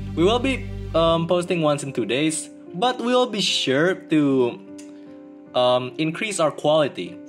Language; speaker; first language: English; non-native, fluent; Indonesian